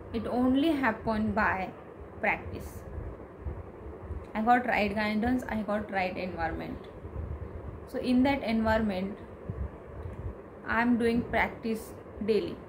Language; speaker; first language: English; non-native, learner; Marathi